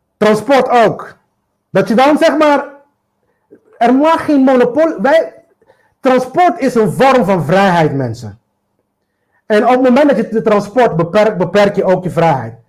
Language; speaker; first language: Dutch; non-native, local second language; Papiamento